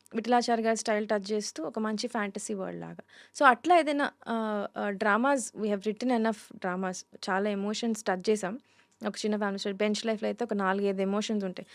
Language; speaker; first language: Telugu; native; Telugu